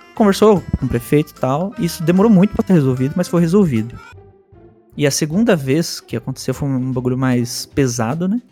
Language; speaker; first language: Portuguese; early bilingual, other home language; Spanish